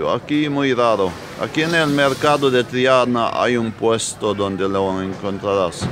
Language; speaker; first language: Spanish; non-native, fluent; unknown